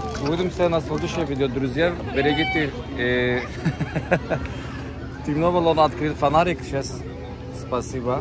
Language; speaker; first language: Russian; non-native, learner; Turkish